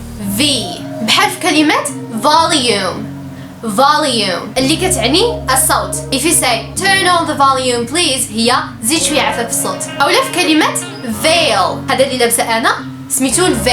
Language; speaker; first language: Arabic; native; Arabic